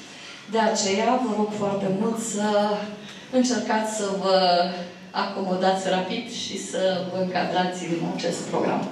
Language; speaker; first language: Romanian; native; Romanian